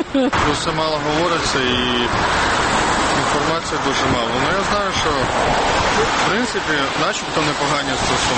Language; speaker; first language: Ukrainian; native; Ukrainian